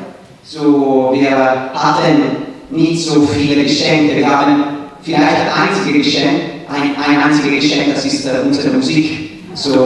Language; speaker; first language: German; non-native, fluent; Italian